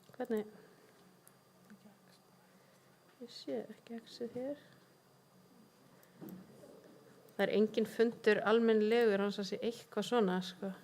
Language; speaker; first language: Icelandic; native; Icelandic